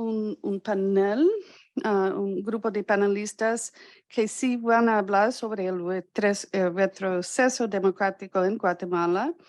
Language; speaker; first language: Spanish; non-native, fluent; English